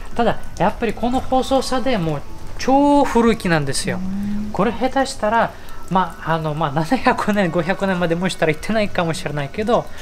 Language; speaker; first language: Japanese; non-native, fluent; Russian